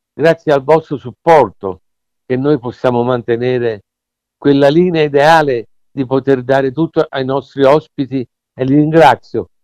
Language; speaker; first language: Italian; native; Italian